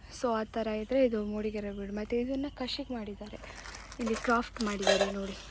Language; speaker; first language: Kannada; non-native, local second language; Tulu